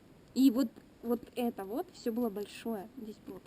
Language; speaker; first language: Russian; native; Russian